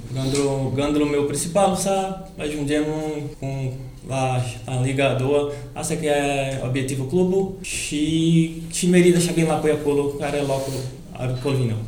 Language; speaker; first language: Romanian; non-native, learner; Portuguese